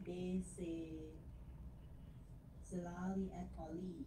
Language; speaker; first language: English; non-native, learner; Thai